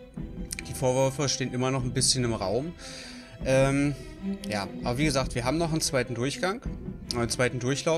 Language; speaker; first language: German; native; German